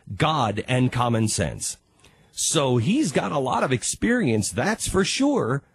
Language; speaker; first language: English; native; English